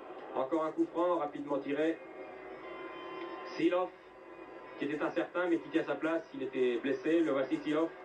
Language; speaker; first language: French; native; French